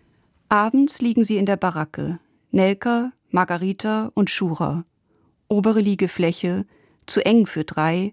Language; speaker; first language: German; native; German